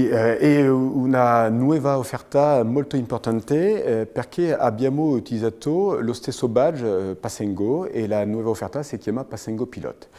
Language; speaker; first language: Italian; non-native, fluent; French